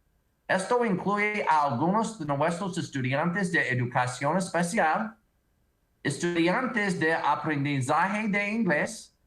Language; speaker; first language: Spanish; non-native, learner; English